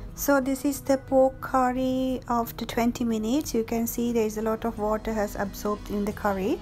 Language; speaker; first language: English; non-native, local second language; Sinhala